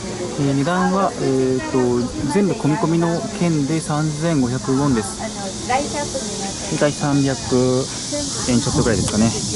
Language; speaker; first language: Japanese; native; Japanese